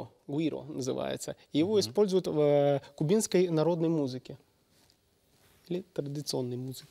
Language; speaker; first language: Russian; native; Russian